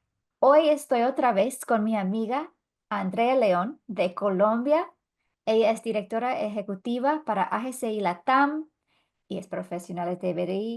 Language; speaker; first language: Spanish; non-native, fluent; English